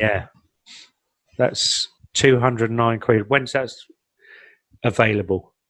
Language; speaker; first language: English; native; English